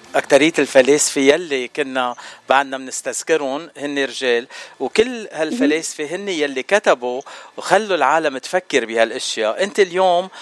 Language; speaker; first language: Arabic; native; Arabic